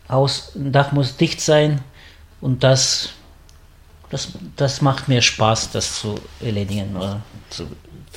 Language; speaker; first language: German; non-native, fluent; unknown